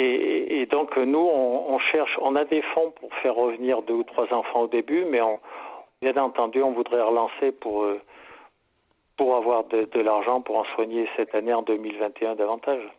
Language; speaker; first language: French; native; French